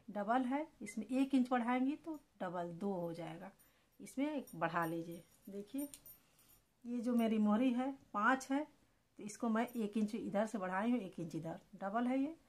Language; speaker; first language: Hindi; native; Hindi